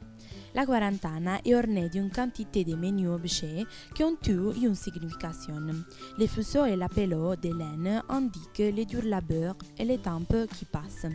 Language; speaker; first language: French; non-native, learner; Italian